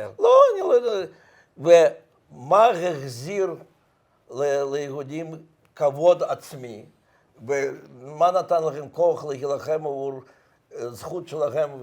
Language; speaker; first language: Hebrew; non-native, fluent; Russian